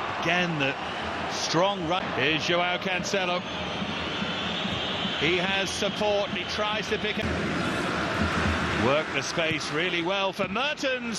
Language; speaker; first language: English; native; English